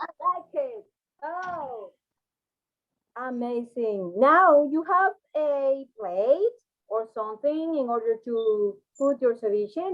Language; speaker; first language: English; non-native, fluent; Spanish